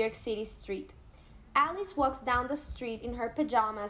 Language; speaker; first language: English; non-native, fluent; Spanish